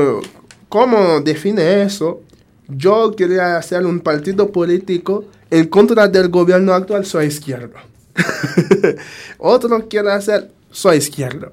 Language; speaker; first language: Spanish; non-native, fluent; Haitian Creole